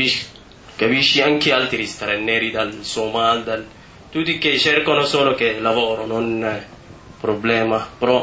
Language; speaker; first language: Italian; non-native, learner; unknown